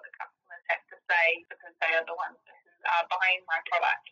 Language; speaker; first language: English; native; English